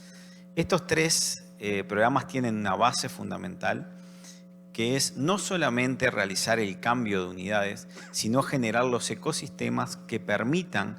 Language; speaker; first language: Spanish; native; Spanish